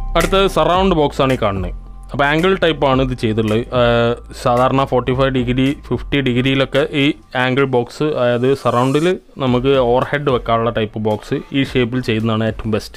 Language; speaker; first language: Malayalam; native; Malayalam